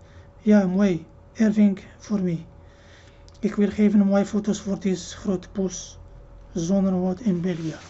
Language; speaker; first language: Dutch; non-native, learner; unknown